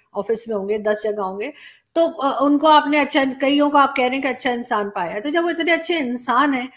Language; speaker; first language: Urdu; native; Urdu